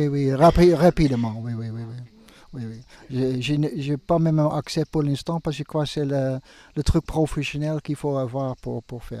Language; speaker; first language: French; non-native, fluent; Dutch